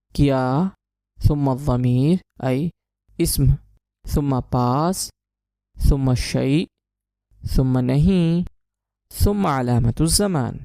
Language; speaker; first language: Arabic; non-native, fluent; Urdu